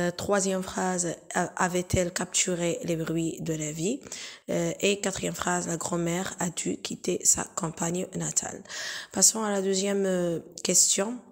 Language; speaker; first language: French; non-native, local second language; Arabic